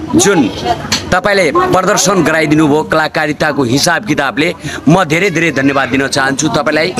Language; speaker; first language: Nepali; non-native, local second language; Maithili